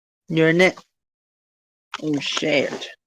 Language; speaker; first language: English; native; English